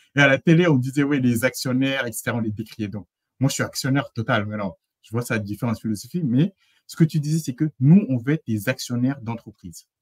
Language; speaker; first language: French; native; French